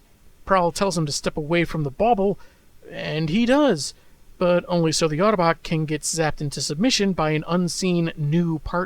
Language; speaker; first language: English; native; English